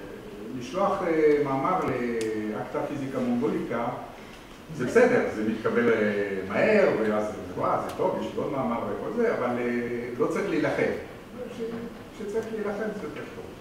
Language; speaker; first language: Hebrew; non-native, fluent; French